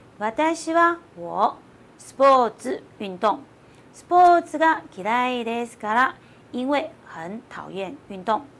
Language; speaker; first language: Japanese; non-native, fluent; Chinese